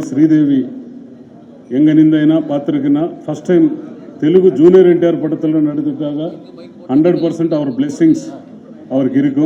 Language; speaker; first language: Tamil; non-native, learner; Telugu